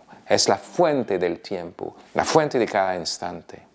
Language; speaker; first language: Spanish; non-native, fluent; French